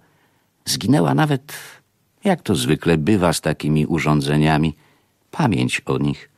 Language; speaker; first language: Polish; native; Polish